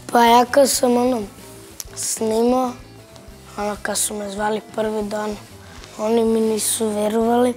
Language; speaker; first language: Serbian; non-native, local second language; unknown